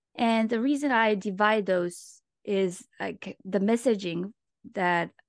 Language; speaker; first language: English; non-native, fluent; Japanese